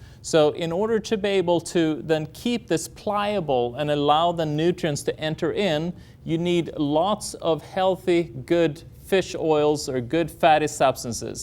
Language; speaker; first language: English; non-native, fluent; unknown